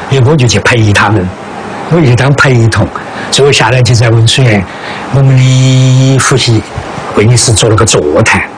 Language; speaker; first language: Chinese; native; Chinese